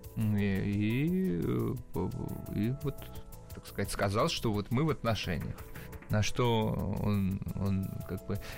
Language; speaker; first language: Russian; early bilingual, other home language; Georgian